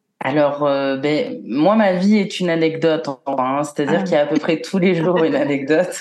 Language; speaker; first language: French; native; French